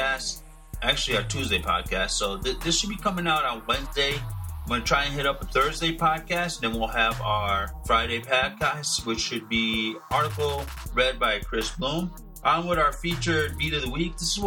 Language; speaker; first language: English; native; English